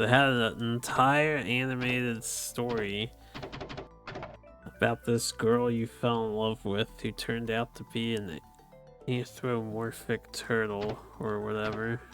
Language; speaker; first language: English; native; English